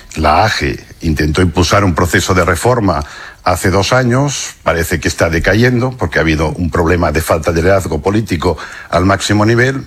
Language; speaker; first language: Spanish; non-native, local second language; Catalan